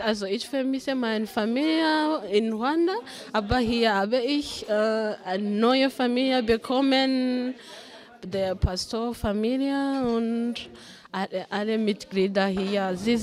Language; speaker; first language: German; non-native, learner; Kinyarwanda